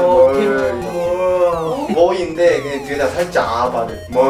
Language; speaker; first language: Korean; non-native, fluent; Chinese